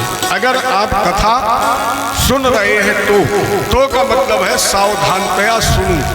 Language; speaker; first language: Hindi; native; Hindi